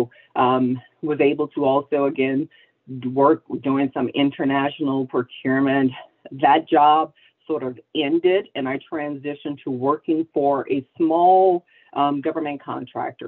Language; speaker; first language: English; native; English